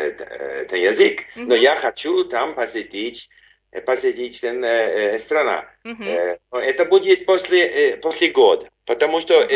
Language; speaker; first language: Russian; non-native, learner; English